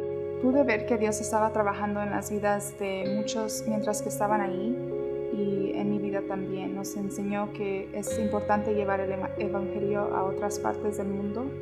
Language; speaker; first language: Spanish; early bilingual, heritage; Spanish